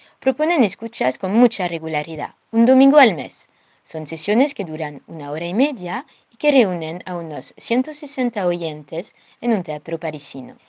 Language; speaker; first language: Spanish; non-native, fluent; French